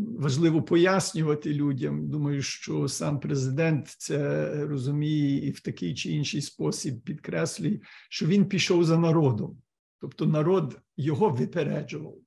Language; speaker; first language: Ukrainian; early bilingual, heritage; Ukrainian